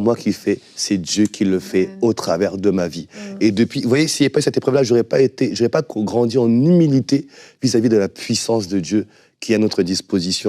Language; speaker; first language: French; native; French